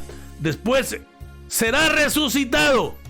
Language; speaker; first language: Spanish; native; Spanish